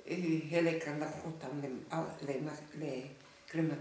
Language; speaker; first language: Hebrew; non-native, fluent; Hungarian